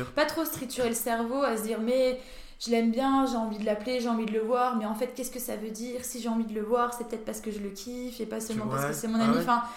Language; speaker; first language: French; native; French